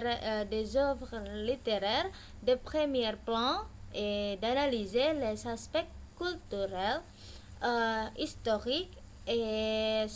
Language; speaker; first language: French; non-native, learner; Indonesian